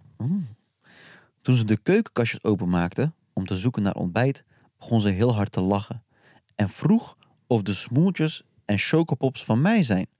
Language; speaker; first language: Dutch; early bilingual, other home language; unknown